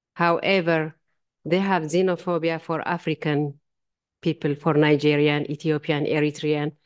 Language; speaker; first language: English; non-native, learner; Amharic